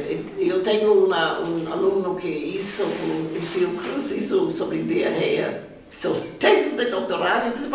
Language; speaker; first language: Spanish; non-native, fluent; Portuguese